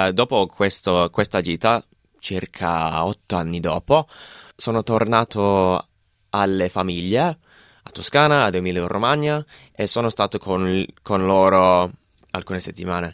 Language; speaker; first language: Italian; non-native, fluent; English